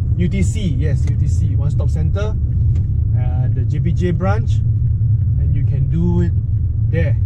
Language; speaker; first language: English; non-native, local second language; Min Nan Chinese